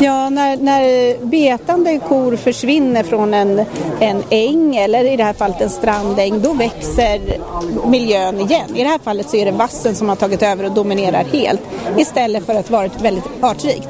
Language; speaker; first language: Swedish; native; Swedish